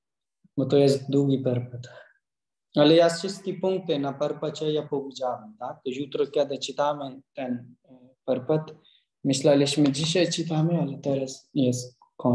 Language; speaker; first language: Polish; non-native, learner; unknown